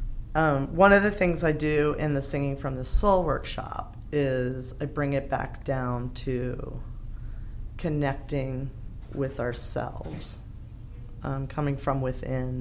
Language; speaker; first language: English; native; English